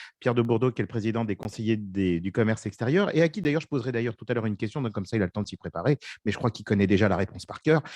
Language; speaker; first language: French; native; French